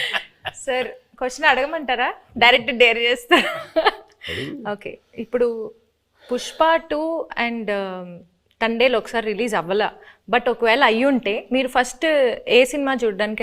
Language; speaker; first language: Telugu; native; Telugu